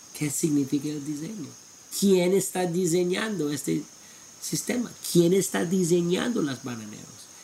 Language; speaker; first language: Spanish; non-native, fluent; English